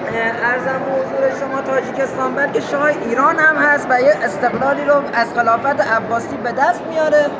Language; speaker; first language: Persian; native; Persian